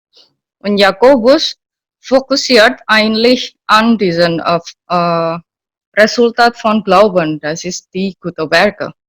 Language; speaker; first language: German; non-native, learner; Indonesian